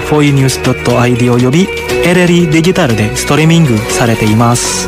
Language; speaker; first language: Japanese; non-native, fluent; Indonesian